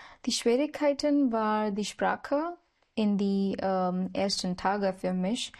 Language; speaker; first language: German; non-native, learner; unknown